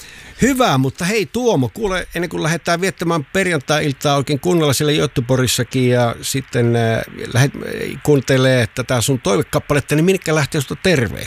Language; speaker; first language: Finnish; native; Finnish